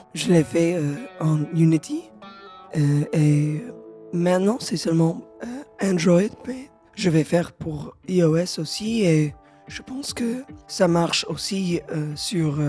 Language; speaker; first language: French; non-native, learner; English